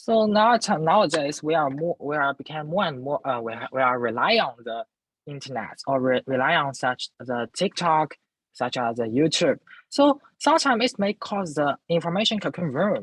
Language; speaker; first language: English; non-native, learner; Chinese